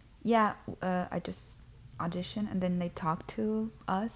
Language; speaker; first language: English; non-native, fluent; Portuguese